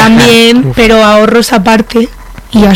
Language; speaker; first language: Spanish; early bilingual, other home language; Romanian